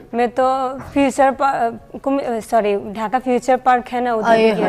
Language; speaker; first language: Hindi; non-native, learner; Bangla